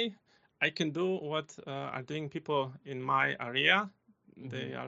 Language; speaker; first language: English; non-native, learner; Polish